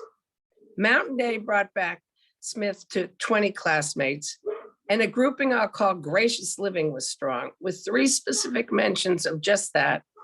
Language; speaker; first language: English; native; English